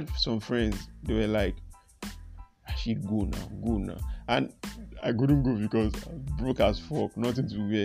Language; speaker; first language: English; non-native, local second language; Yoruba